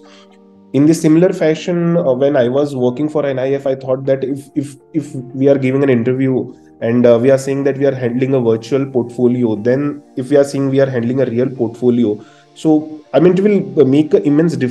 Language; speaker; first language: English; non-native, local second language; Hindi